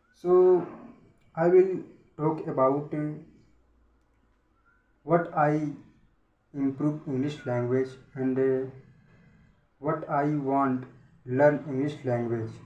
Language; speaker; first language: English; non-native, learner; Hindi